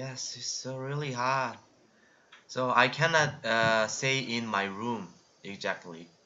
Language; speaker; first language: English; non-native, learner; Korean